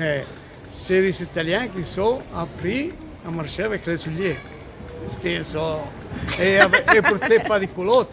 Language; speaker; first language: French; non-native, learner; Italian